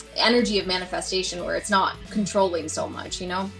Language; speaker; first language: English; early bilingual, other home language; Gujarati